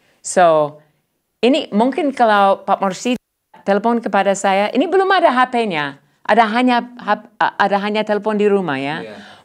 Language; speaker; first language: Indonesian; non-native, learner; English